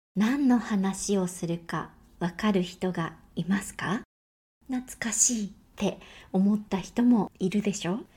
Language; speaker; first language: Japanese; native; Japanese